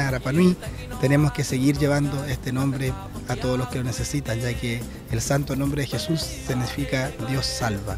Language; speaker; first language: Spanish; native; Spanish